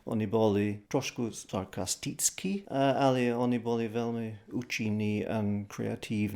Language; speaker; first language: Slovak; non-native, fluent; English